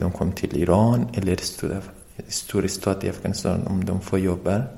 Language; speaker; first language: Swedish; non-native, learner; Persian